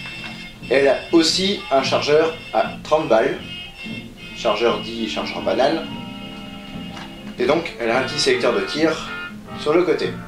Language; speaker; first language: French; native; French